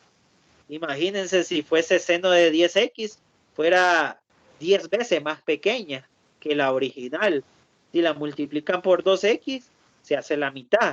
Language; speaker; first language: Spanish; native; Spanish